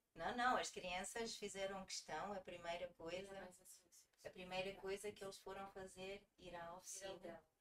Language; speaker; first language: Portuguese; early bilingual, heritage; Portuguese